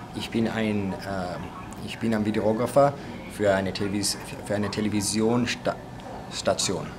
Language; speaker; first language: German; early bilingual, other home language; Finnish